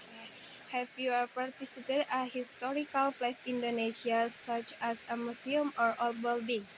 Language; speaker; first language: English; non-native, learner; Indonesian